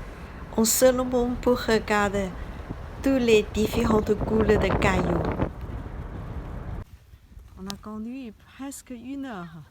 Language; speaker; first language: French; non-native, learner; Chinese